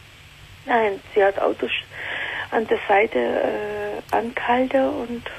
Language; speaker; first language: German; non-native, learner; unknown